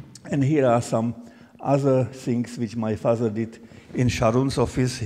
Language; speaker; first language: English; non-native, fluent; Czech